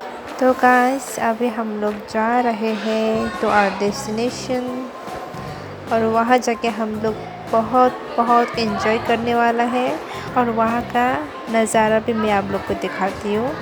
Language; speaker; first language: Hindi; non-native, local second language; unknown